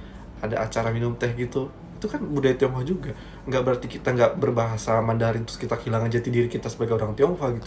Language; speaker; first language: Indonesian; native; Indonesian